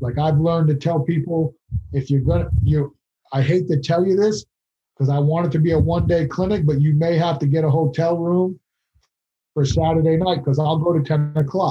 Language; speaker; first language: English; native; English